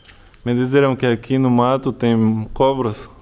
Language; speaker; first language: Portuguese; non-native, learner; Russian